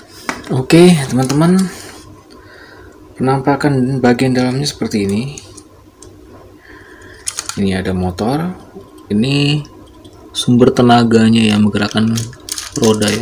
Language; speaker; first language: Indonesian; native; Indonesian